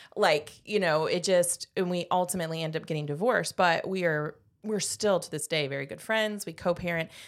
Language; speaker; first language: English; native; English